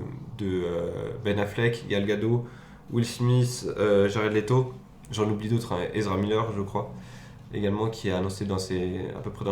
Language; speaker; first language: French; native; French